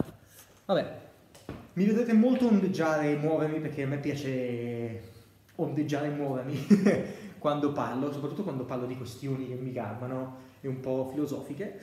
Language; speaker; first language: Italian; native; Italian